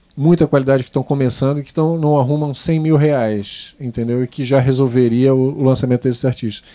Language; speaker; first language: Portuguese; non-native, fluent; Italian